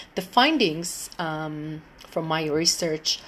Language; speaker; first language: English; non-native, fluent; Hebrew